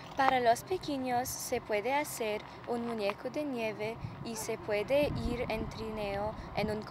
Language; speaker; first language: Spanish; non-native, learner; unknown